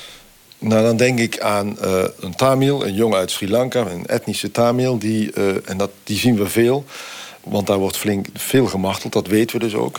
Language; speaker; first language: Dutch; native; Dutch